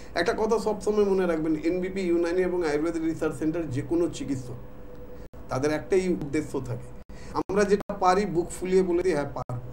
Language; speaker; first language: Bangla; non-native, local second language; Hindi